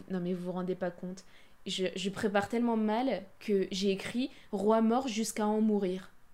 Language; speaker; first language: French; native; French